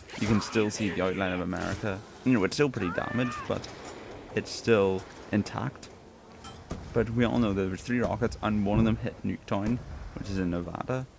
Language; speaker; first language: English; native; English